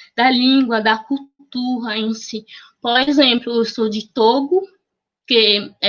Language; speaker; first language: Portuguese; non-native, fluent; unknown